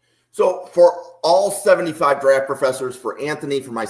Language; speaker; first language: English; native; English